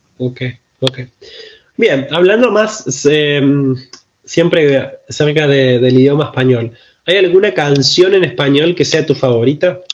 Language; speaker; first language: Spanish; native; Spanish